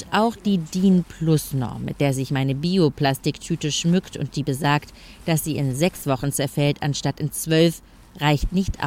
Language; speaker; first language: German; native; German